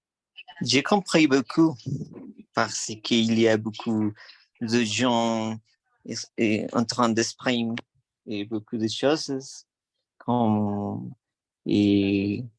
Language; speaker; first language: French; non-native, learner; Spanish